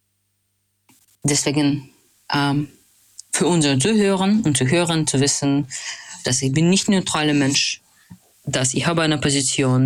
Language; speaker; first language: German; non-native, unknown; Russian